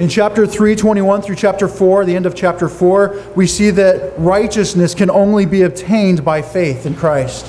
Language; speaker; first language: English; native; English